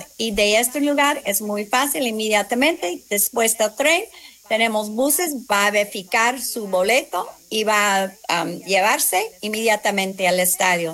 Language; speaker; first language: Spanish; non-native, fluent; English